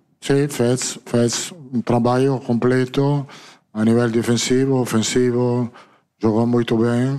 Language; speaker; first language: Portuguese; non-native, fluent; Italian